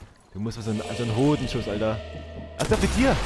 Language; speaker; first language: German; native; German